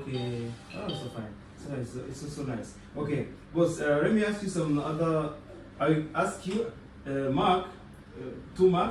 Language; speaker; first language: English; non-native, local second language; Kinyarwanda